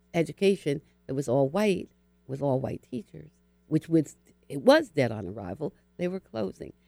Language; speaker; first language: English; native; English